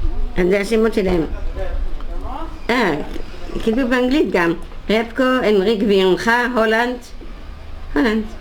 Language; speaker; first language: Hebrew; non-native, fluent; Dutch